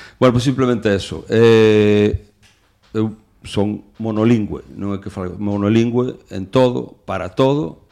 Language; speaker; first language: Galician; non-native, local second language; Spanish